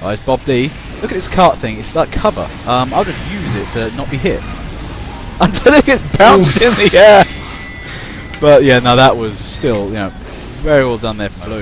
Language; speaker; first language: English; native; English